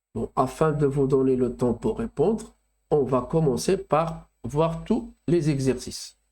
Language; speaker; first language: French; non-native, local second language; Arabic